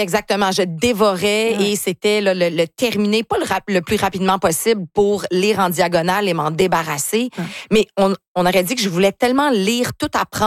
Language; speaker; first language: French; native; French